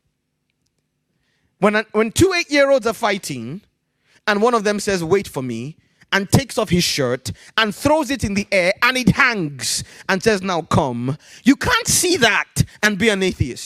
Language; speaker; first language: English; non-native, local second language; Yoruba